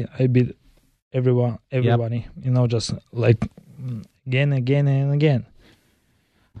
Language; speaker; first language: English; non-native, learner; Kazakh